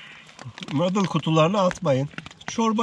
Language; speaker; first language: Turkish; native; Turkish